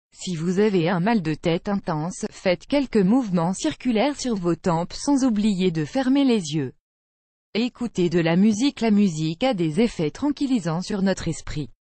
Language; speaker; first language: French; native; French